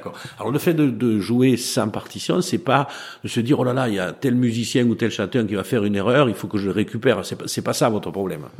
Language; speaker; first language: French; native; French